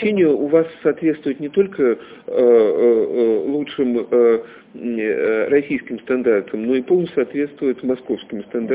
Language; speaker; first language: Russian; native; Russian